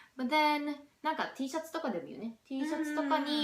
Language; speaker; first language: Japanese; native; Japanese